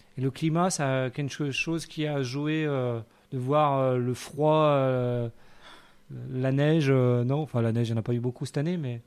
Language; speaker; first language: French; native; French